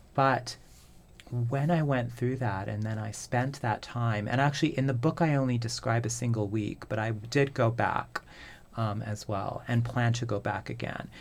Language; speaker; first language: English; native; English